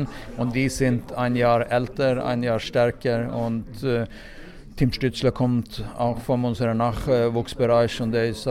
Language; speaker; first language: German; non-native, fluent; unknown